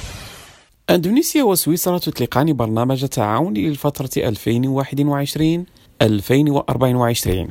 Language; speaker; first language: Arabic; non-native, fluent; Indonesian